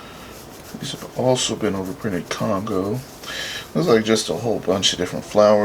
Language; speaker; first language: English; native; English